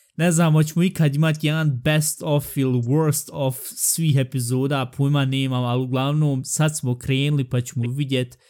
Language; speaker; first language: Bosnian; early bilingual, heritage; Bosnian